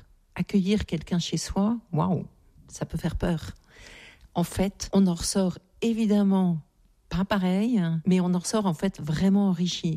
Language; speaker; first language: French; native; French